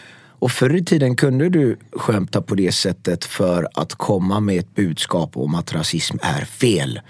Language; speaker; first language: Swedish; early bilingual, other home language; Persian